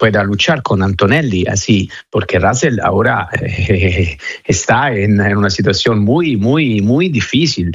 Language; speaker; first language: Spanish; non-native, fluent; Italian